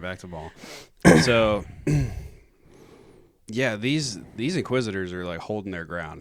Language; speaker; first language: English; native; English